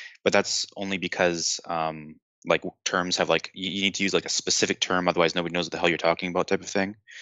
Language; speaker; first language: English; native; English